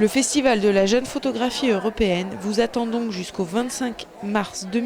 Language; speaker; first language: French; native; French